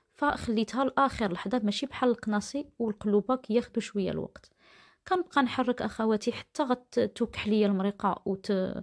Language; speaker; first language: Arabic; native; Arabic